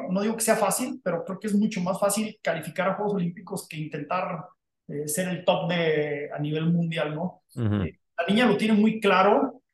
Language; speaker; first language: Spanish; native; Spanish